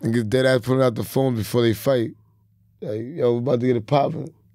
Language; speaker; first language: English; early bilingual, other home language; Spanish